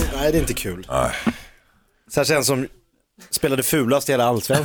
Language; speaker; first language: Swedish; native; Swedish